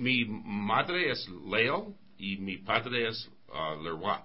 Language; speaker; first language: Spanish; non-native, learner; English